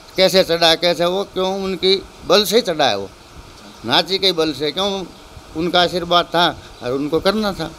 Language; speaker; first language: Hindi; native; Hindi